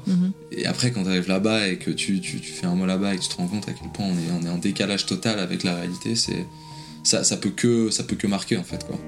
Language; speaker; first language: French; native; French